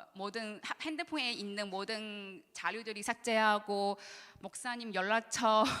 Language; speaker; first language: Korean; non-native, learner; Chinese